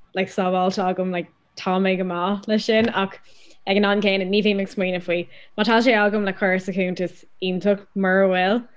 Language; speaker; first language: Irish; non-native, local second language; English